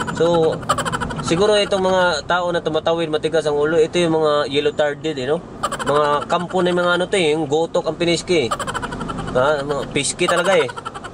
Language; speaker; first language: Filipino; non-native, local second language; Cebuano